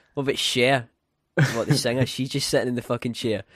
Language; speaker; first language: English; native; English